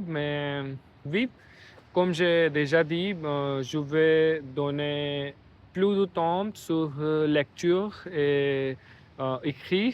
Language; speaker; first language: French; non-native, learner; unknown